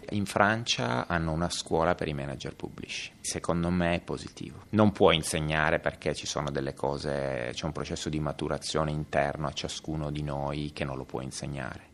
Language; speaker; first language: Italian; native; Italian